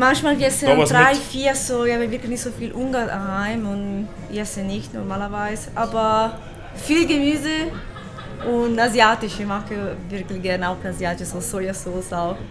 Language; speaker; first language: German; non-native, learner; Hungarian